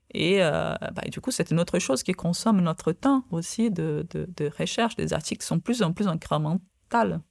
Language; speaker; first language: French; non-native, fluent; Portuguese